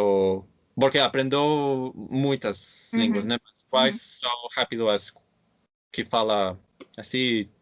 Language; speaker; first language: Portuguese; non-native, fluent; English